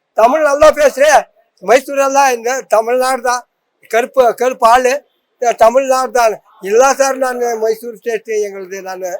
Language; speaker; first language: Kannada; native; Kannada